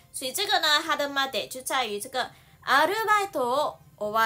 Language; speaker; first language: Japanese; non-native, fluent; Chinese